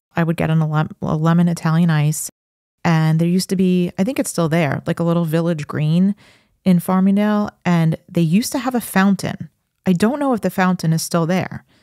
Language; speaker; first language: English; native; English